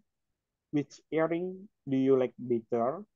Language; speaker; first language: English; non-native, learner; Indonesian